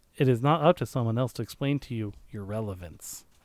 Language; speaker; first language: English; early bilingual, other home language; Slovenian